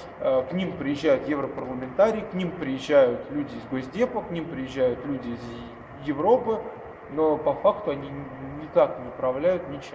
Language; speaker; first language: Russian; native; Russian